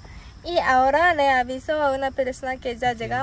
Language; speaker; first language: Spanish; non-native, learner; Japanese